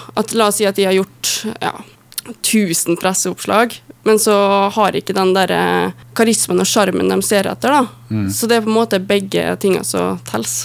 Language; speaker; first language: Norwegian; native; Norwegian